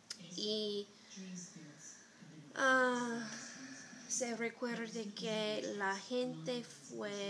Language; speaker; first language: Spanish; non-native, learner; English